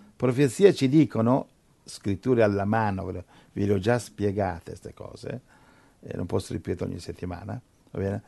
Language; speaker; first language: Italian; non-native, fluent; English